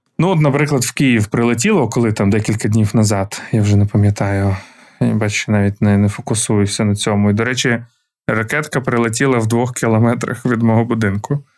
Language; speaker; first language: Ukrainian; non-native, local second language; Russian